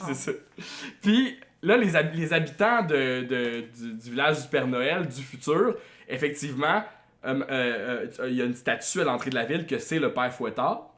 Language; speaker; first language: French; native; French